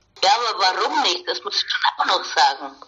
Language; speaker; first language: German; native; German